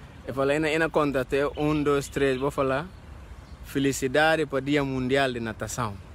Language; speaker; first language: Portuguese; non-native, local second language; Upper Guinea Crioulo